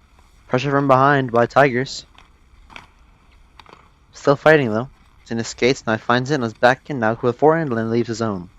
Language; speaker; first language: English; native; English